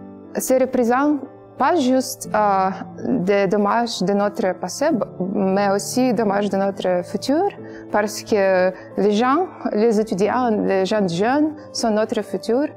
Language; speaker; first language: French; non-native, learner; Ukrainian